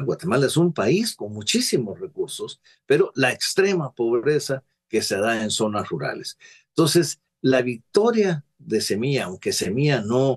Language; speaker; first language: Spanish; native; Spanish